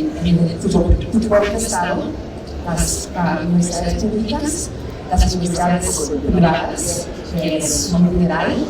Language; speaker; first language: Spanish; early bilingual, heritage; Spanish